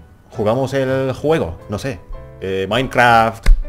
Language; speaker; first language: Spanish; non-native, learner; Indonesian